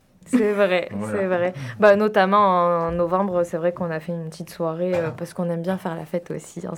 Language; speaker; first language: French; native; French